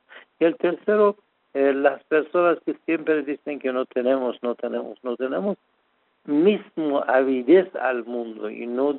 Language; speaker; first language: Spanish; non-native, fluent; Persian